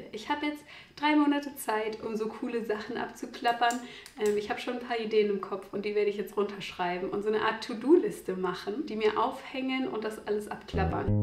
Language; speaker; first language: German; native; German